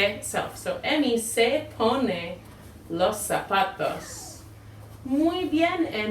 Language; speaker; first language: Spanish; non-native, fluent; English